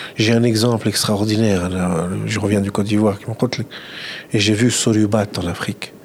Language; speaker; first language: French; non-native, local second language; Arabic